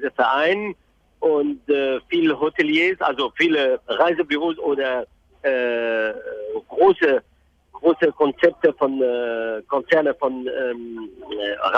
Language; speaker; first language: German; non-native, fluent; Arabic